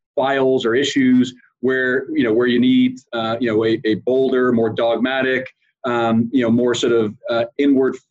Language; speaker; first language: English; native; English